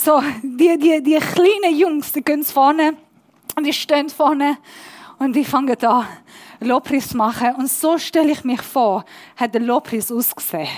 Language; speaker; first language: German; non-native, learner; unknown